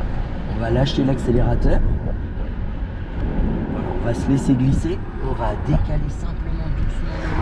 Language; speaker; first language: French; native; French